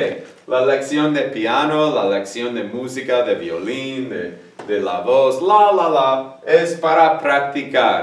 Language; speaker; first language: Spanish; non-native, fluent; English